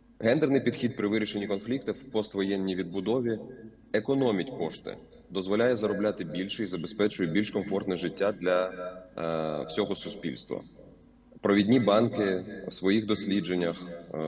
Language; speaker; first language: Ukrainian; native; Ukrainian